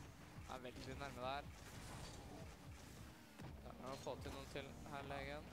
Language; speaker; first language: Norwegian; native; Norwegian